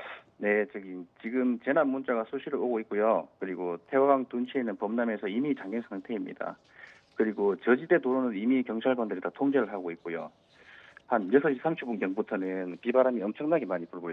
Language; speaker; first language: Korean; native; Korean